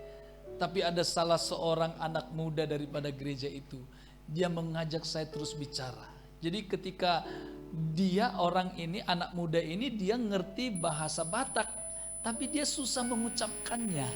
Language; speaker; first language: Indonesian; native; Indonesian